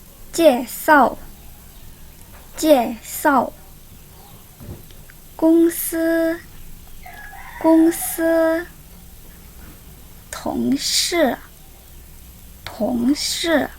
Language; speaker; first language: Chinese; non-native, learner; Indonesian